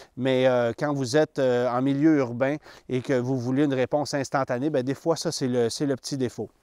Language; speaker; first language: French; native; French